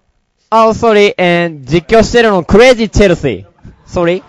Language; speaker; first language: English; non-native, learner; Japanese